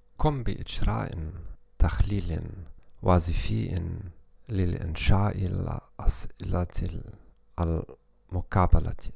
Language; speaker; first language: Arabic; non-native, learner; German